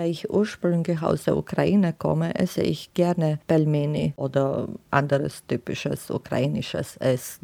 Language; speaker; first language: German; non-native, fluent; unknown